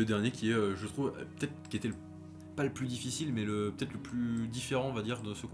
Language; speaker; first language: French; native; French